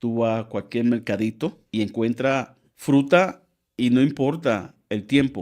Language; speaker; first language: Spanish; native; Spanish